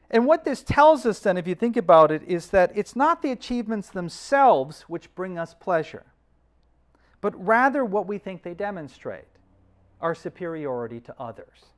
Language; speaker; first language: English; native; English